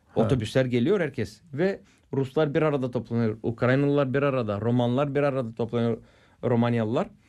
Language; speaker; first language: Turkish; non-native, fluent; Bulgarian